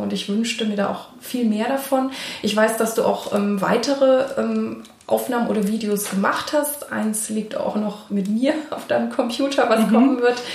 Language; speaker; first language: German; native; German